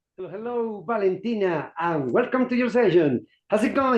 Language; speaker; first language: English; non-native, fluent; Spanish